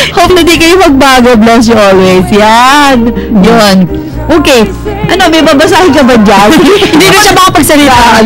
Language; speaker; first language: Filipino; non-native, local second language; Pampanga